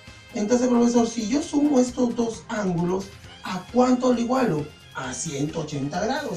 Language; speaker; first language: Spanish; native; Spanish